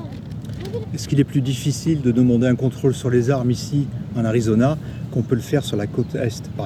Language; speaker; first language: French; native; French